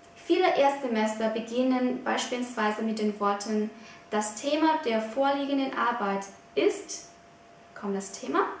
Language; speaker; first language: German; non-native, fluent; Vietnamese